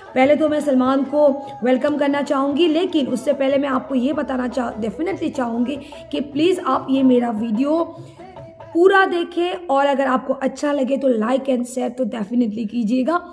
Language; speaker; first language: Hindi; non-native, local second language; Assamese